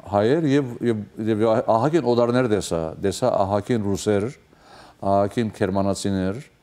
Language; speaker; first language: Armenian; early bilingual, heritage; Armenian